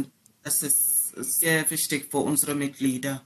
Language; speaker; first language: German; non-native, learner; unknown